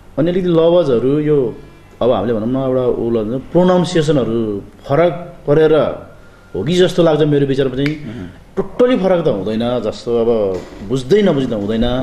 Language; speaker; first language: Nepali; non-native, local second language; Gurung